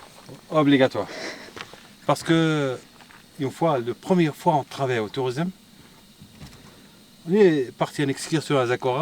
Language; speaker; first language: French; non-native, learner; Arabic